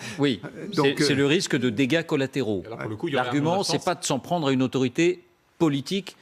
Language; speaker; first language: French; native; French